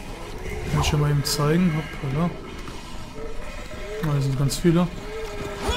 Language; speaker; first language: German; native; German